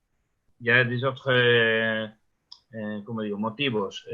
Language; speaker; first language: French; non-native, learner; Spanish